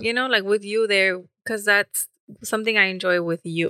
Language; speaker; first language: English; early bilingual, other home language; Spanish